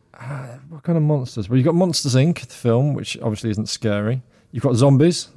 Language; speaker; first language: English; native; English